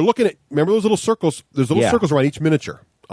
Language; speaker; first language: English; native; English